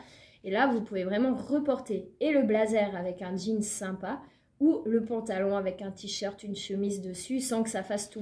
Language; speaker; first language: French; native; French